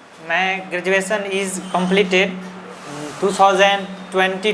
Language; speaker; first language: English; non-native, learner; Hindi